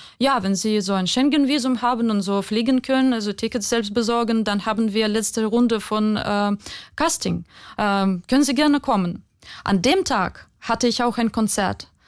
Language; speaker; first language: German; non-native, fluent; Ukrainian